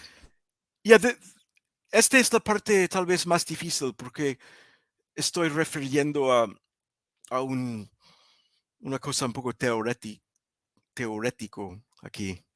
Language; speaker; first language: Spanish; non-native, learner; English